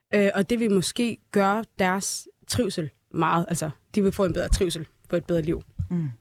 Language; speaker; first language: Danish; early bilingual, other home language; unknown